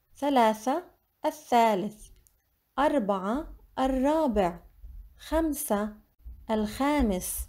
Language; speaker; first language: Arabic; non-native, fluent; English